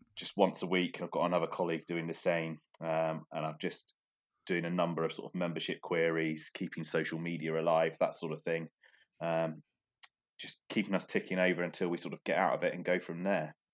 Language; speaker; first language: English; native; English